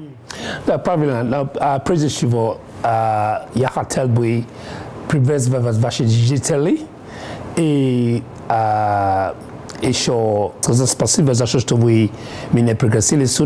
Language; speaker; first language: Russian; non-native, learner; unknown